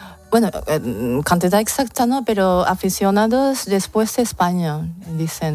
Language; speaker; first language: Spanish; non-native, fluent; Japanese